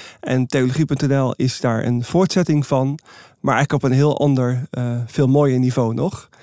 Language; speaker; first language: Dutch; native; Dutch